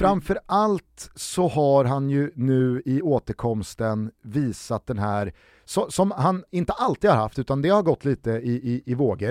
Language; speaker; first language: Swedish; native; Swedish